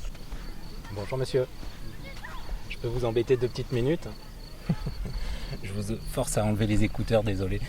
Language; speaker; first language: French; native; French